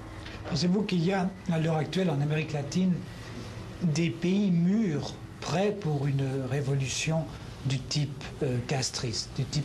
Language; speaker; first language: French; native; French